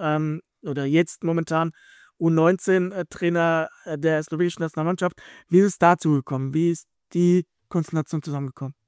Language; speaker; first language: German; native; German